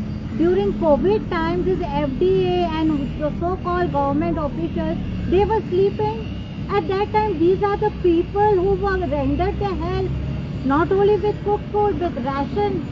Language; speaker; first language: English; non-native, local second language; Hindi